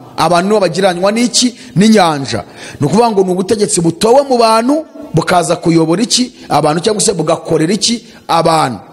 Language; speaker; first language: Kinyarwanda; native; Kinyarwanda